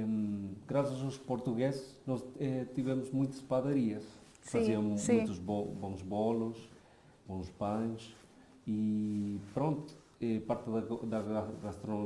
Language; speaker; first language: Portuguese; non-native, fluent; Spanish